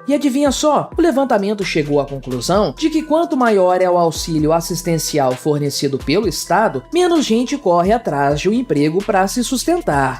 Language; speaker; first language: Portuguese; native; Portuguese